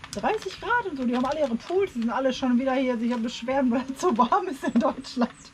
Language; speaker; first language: German; native; German